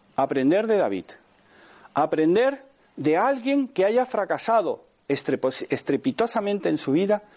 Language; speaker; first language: Spanish; native; Spanish